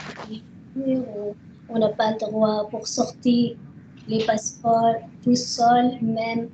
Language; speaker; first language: French; non-native, learner; Arabic